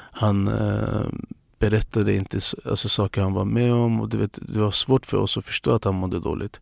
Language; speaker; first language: Swedish; non-native, fluent; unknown